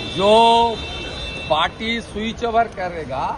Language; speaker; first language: Hindi; non-native, local second language; Bangla